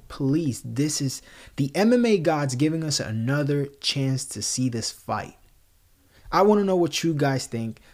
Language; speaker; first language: English; non-native, local second language; Spanish